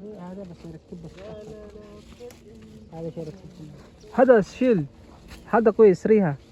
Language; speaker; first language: Arabic; non-native, learner; Filipino